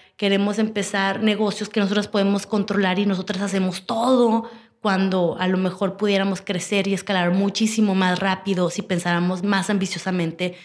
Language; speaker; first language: Spanish; native; Spanish